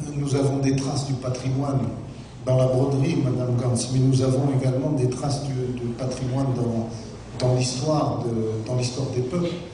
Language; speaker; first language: French; non-native, local second language; Arabic